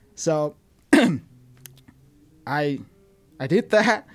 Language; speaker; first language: English; non-native, fluent; Vietnamese